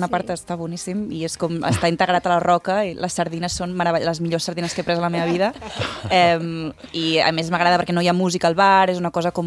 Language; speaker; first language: Catalan; native; Catalan